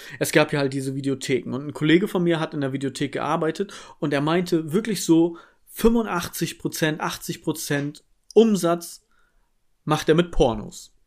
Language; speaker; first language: German; native; German